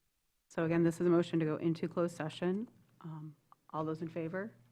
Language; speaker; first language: English; native; English